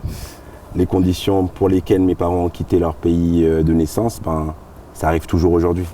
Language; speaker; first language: French; native; French